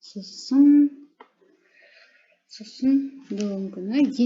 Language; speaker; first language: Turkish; non-native, fluent; Kazakh